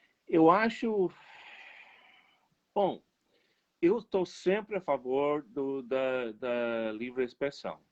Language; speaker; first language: Portuguese; non-native, fluent; English